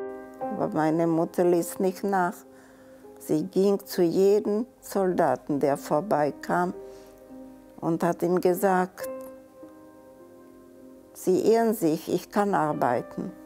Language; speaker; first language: German; non-native, fluent; Czech